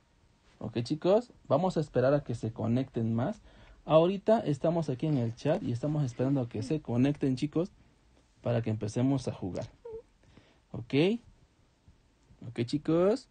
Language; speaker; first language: Spanish; native; Spanish